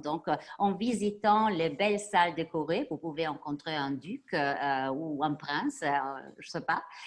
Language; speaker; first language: French; non-native, fluent; Italian